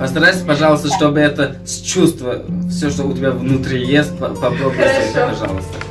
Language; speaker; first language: Russian; non-native, fluent; Tajik